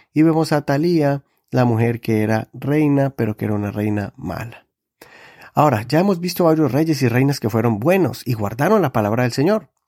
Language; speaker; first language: Spanish; native; Spanish